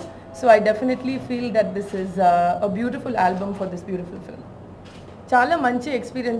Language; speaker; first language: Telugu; non-native, local second language; Tamil